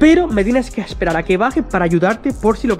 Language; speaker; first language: Spanish; native; Spanish